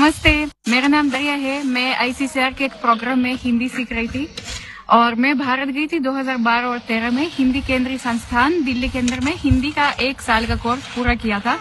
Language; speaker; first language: Hindi; non-native, fluent; Russian